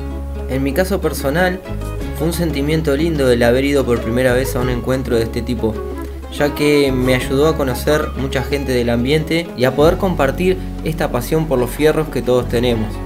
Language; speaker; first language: Spanish; native; Spanish